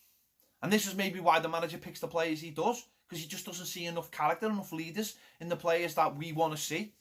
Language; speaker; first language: English; native; English